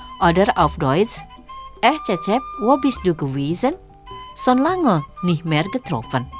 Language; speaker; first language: German; non-native, fluent; Indonesian